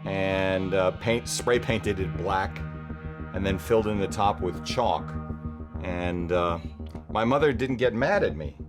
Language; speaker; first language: English; native; English